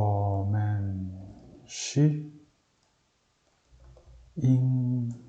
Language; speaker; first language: Chinese; non-native, learner; Mongolian